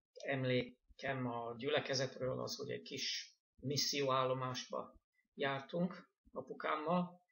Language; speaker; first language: Hungarian; non-native, fluent; English